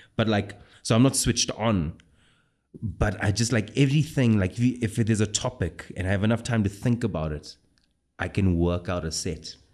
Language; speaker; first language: English; native; English